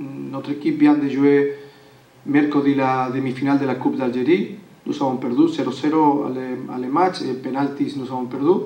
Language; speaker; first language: French; non-native, learner; Spanish